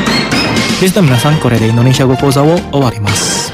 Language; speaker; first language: Japanese; non-native, fluent; Indonesian